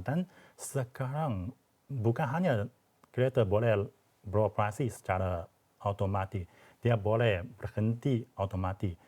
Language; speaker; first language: Malay; non-native, fluent; Chinese